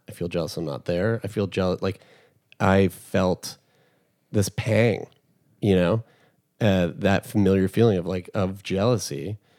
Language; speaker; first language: English; native; English